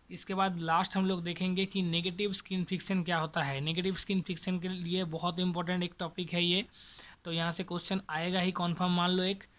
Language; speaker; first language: Hindi; non-native, local second language; Bangla